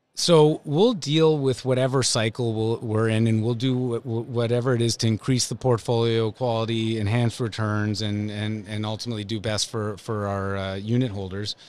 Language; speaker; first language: English; native; English